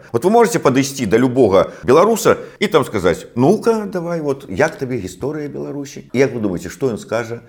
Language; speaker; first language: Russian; non-native, local second language; Belarusian